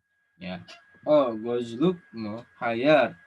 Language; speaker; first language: Turkish; non-native, learner; Indonesian